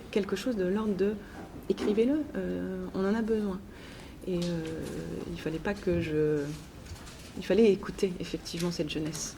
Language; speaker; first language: French; native; French